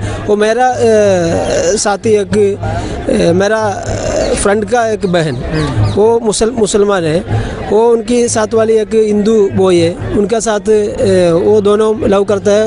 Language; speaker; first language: Hindi; non-native, local second language; Malayalam